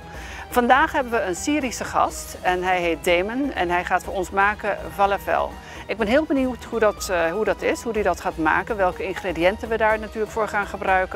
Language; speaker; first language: Dutch; native; Dutch